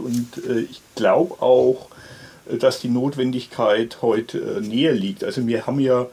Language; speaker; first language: German; native; German